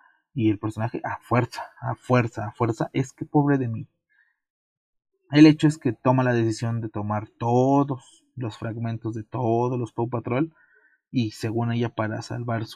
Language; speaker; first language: Spanish; native; Spanish